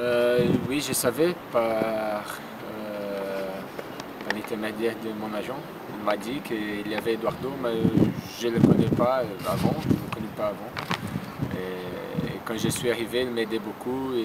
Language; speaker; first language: French; non-native, learner; Portuguese